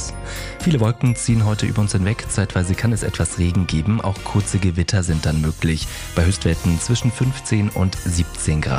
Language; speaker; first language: German; native; German